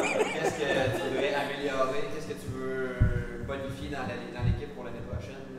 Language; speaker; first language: French; native; French